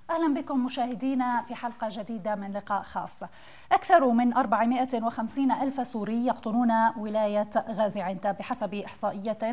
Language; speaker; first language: Arabic; native; Arabic